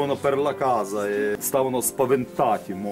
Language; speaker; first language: Italian; non-native, learner; Ukrainian